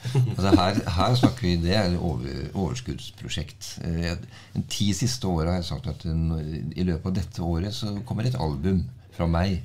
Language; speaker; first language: Norwegian; native; Norwegian